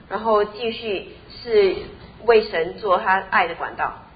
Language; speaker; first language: Chinese; native; Chinese